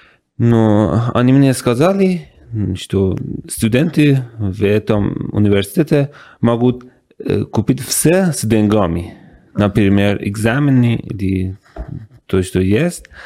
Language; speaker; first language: Russian; non-native, learner; Persian